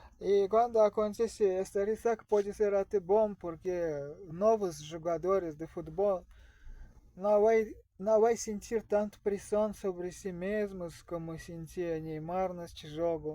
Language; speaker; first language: Portuguese; non-native, learner; Russian